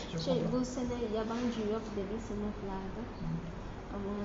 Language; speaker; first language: Turkish; non-native, learner; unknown